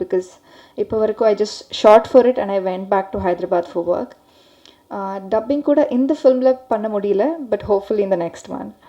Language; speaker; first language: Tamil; non-native, learner; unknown